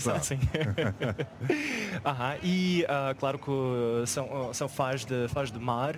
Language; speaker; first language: Portuguese; non-native, fluent; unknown